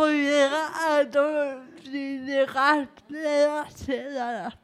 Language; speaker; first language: Spanish; non-native, learner; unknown